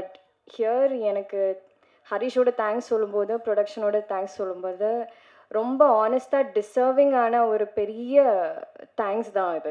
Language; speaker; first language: Tamil; non-native, learner; Malayalam